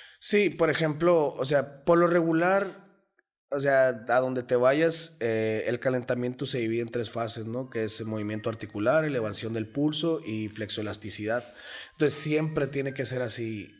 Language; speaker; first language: Spanish; native; Spanish